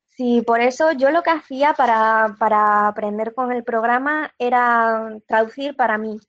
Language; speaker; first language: Spanish; native; Spanish